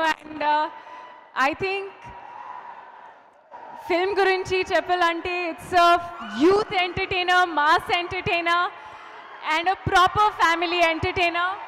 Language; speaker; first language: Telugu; non-native, learner; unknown